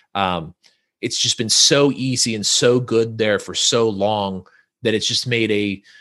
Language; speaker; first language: English; native; English